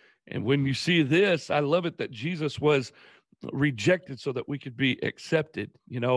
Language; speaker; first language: English; native; English